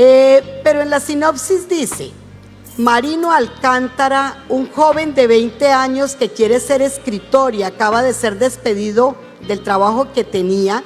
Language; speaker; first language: Spanish; native; Spanish